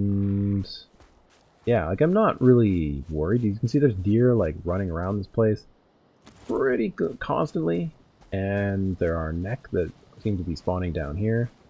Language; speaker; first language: English; native; English